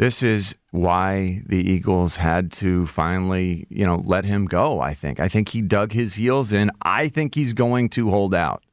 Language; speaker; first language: English; native; English